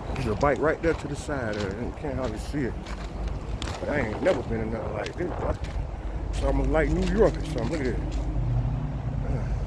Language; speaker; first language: English; native; English